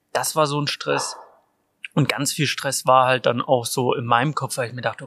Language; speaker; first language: German; native; German